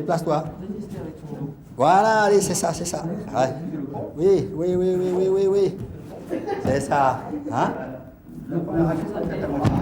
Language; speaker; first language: French; native; French